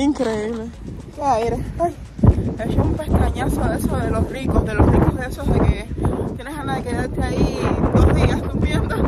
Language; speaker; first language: Spanish; native; Spanish